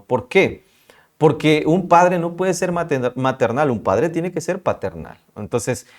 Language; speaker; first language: Spanish; native; Spanish